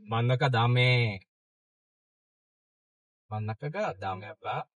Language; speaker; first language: Japanese; non-native, learner; Bangla